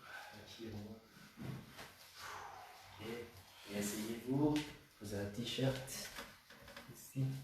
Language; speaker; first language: French; non-native, learner; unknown